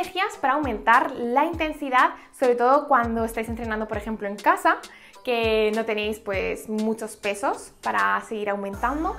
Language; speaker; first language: Spanish; native; Spanish